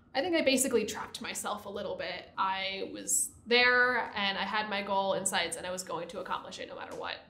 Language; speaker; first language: English; native; English